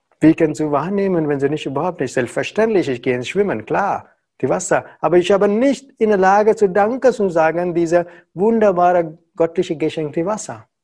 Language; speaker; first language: German; non-native, learner; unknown